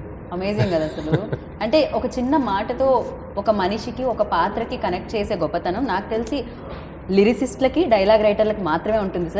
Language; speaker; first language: Telugu; native; Telugu